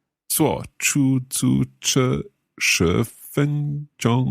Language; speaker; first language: Chinese; non-native, learner; English